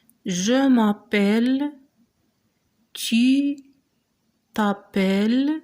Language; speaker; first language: French; non-native, local second language; Arabic